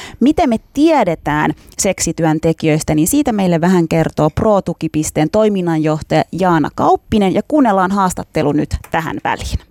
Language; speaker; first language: Finnish; native; Finnish